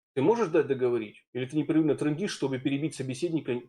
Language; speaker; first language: Russian; native; Russian